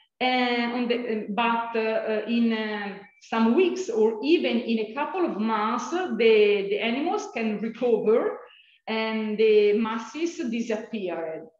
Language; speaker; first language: English; non-native, fluent; Italian